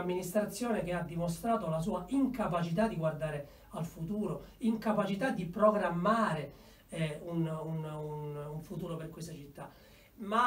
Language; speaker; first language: Italian; native; Italian